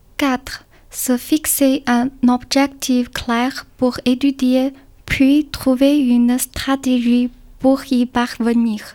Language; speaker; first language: French; non-native, learner; Chinese